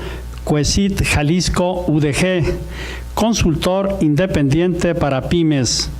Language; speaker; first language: Spanish; native; Spanish